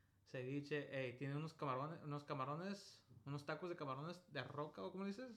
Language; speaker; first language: Spanish; early bilingual, heritage; Spanish